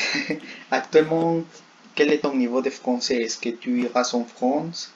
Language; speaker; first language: French; non-native, learner; Spanish